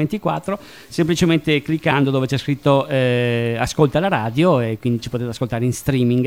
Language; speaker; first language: Italian; native; Italian